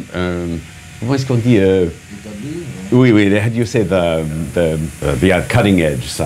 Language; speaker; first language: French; non-native, fluent; English